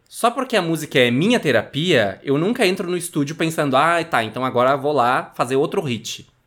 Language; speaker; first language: Portuguese; native; Portuguese